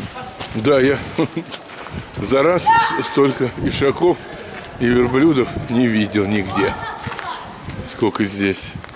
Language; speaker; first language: Russian; native; Russian